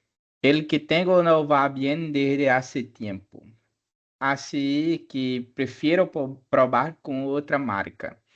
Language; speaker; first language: Spanish; non-native, fluent; Portuguese